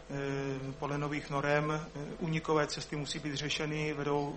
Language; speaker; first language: Czech; native; Czech